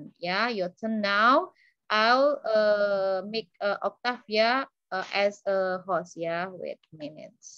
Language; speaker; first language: English; non-native, fluent; Indonesian